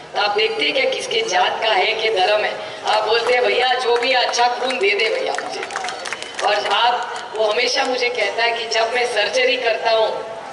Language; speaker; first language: Hindi; non-native, local second language; Marathi